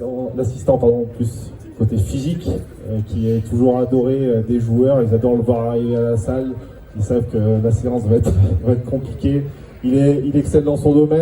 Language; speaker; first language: French; native; French